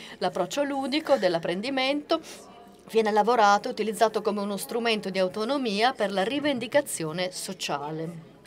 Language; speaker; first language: Italian; non-native, fluent; Portuguese